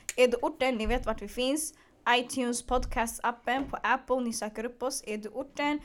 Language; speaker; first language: Swedish; early bilingual, other home language; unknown